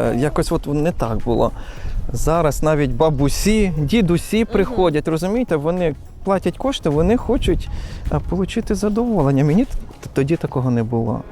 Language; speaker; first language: Ukrainian; native; Ukrainian